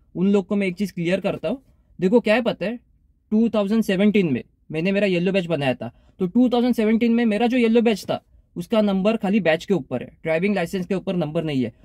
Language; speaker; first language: Hindi; non-native, local second language; Marathi